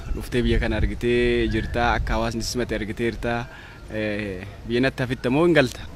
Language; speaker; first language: Oromo; native; Oromo